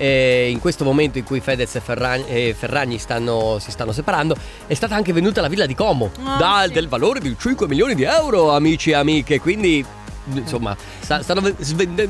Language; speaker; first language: Italian; native; Italian